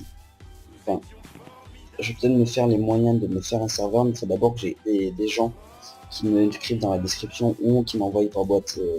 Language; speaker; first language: French; native; French